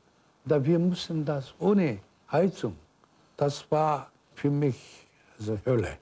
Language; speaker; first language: German; non-native, fluent; Korean